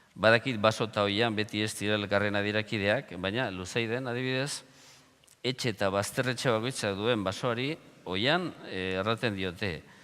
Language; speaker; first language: Basque; non-native, local second language; Spanish